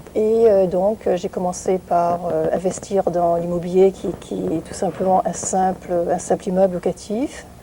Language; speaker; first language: French; non-native, fluent; Vietnamese